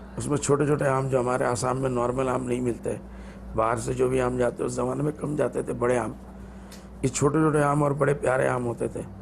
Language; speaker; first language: Hindi; non-native, local second language; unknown